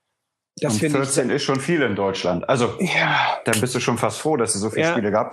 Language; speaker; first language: German; native; German